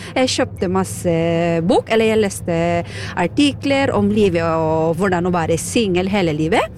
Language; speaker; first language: Norwegian; non-native, fluent; Filipino